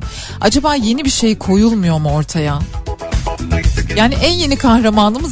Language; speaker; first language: Turkish; native; Turkish